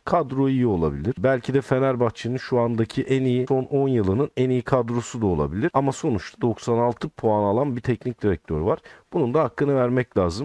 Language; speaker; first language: Turkish; native; Turkish